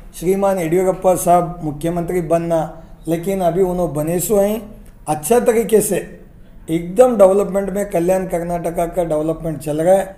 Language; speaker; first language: Hindi; non-native, local second language; Kannada